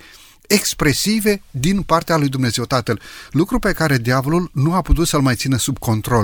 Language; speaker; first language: Romanian; native; Romanian